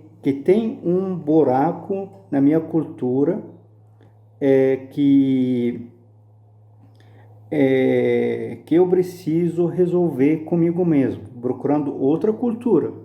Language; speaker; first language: Portuguese; non-native, fluent; Arabic